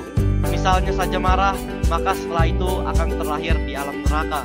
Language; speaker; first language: Indonesian; native; Indonesian